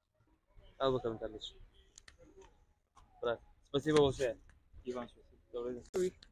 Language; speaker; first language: Russian; non-native, learner; Turkish